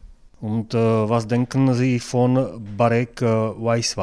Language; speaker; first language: German; non-native, learner; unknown